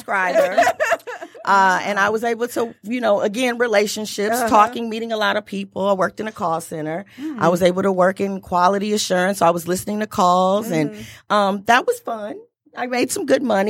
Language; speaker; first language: English; native; English